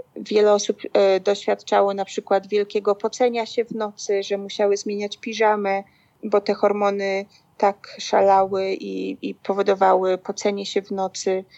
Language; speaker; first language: Polish; native; Polish